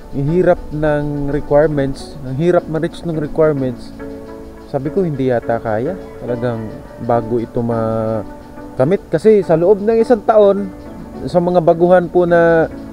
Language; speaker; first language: Filipino; native; Filipino